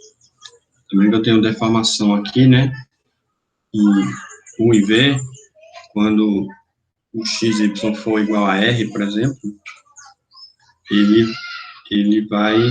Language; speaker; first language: Portuguese; native; Portuguese